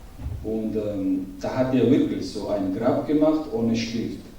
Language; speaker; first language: German; non-native, learner; Georgian